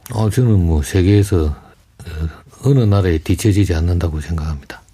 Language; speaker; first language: Korean; native; Korean